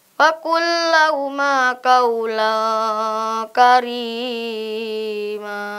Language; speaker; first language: Arabic; non-native, learner; Indonesian